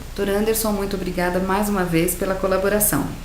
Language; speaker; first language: Portuguese; native; Portuguese